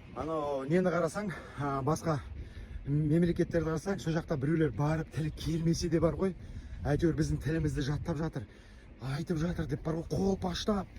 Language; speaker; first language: Kazakh; non-native, local second language; Russian